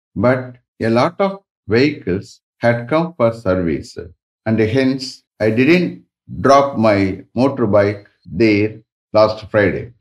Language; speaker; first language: English; non-native, local second language; Tamil